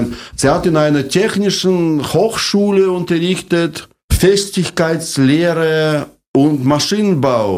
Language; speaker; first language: German; non-native, fluent; Russian